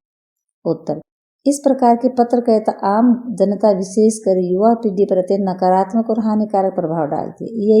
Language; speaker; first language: Hindi; native; Hindi